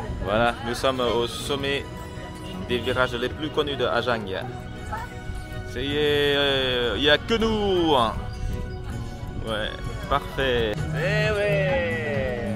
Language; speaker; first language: French; non-native, fluent; Vietnamese